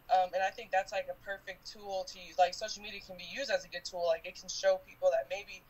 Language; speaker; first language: English; native; English